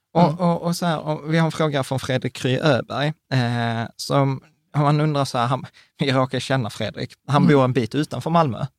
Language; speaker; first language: Swedish; native; Swedish